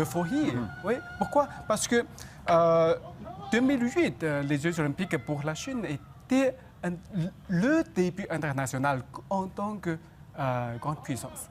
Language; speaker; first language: French; non-native, fluent; Chinese